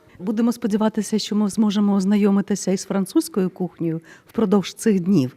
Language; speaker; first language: Ukrainian; native; Ukrainian